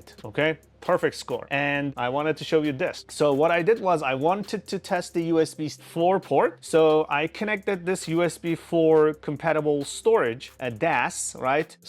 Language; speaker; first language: English; non-native, fluent; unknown